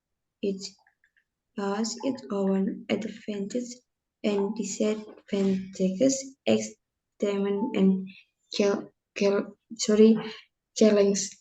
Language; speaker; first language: English; non-native, learner; Indonesian